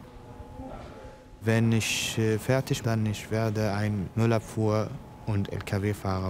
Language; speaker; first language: German; non-native, learner; Arabic